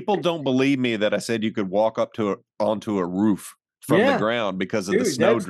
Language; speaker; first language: English; native; English